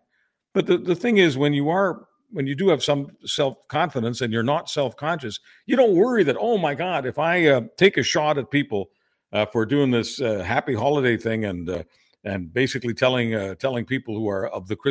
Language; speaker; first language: English; native; English